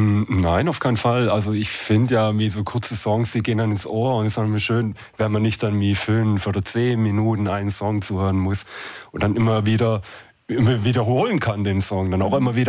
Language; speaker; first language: German; native; German